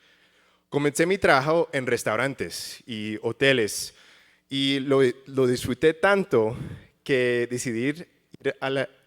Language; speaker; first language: Spanish; early bilingual, heritage; English